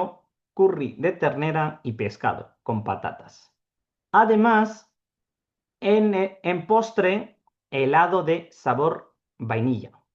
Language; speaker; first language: Spanish; non-native, fluent; Urdu